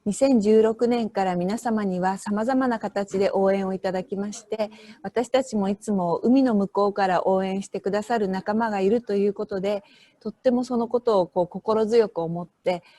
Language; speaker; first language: Japanese; native; Japanese